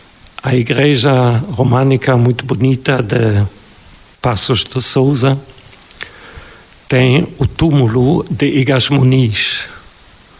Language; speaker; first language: Portuguese; non-native, fluent; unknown